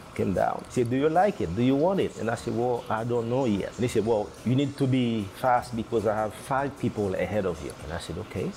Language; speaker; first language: English; non-native, fluent; Haitian Creole